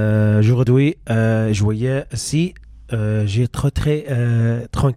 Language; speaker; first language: French; non-native, learner; Arabic